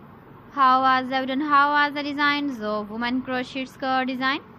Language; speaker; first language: English; non-native, local second language; Urdu